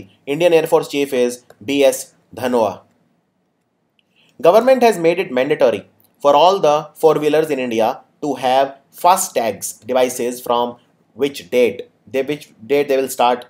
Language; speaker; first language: English; non-native, local second language; Hindi